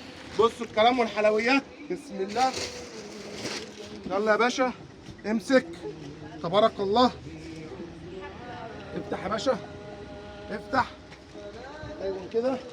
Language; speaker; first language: Arabic; native; Arabic